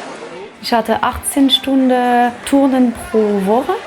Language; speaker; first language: German; non-native, fluent; French